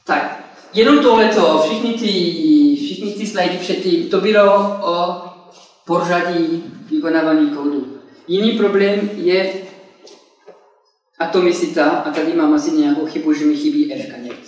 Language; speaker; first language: Czech; non-native, fluent; French